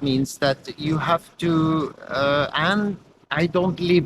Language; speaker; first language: English; non-native, fluent; Norwegian